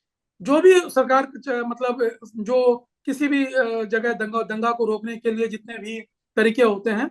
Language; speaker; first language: Hindi; native; Hindi